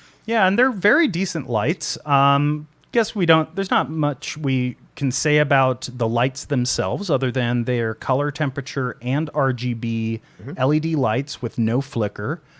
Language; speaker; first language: English; native; English